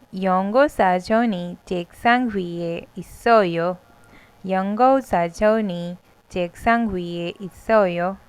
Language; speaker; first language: Korean; non-native, fluent; Hindi